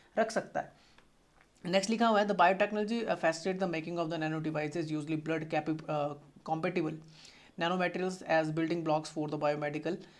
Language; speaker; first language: Hindi; native; Hindi